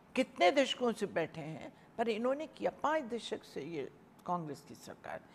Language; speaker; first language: Hindi; native; Hindi